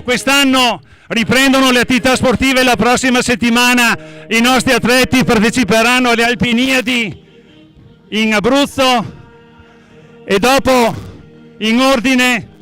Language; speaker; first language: Italian; native; Italian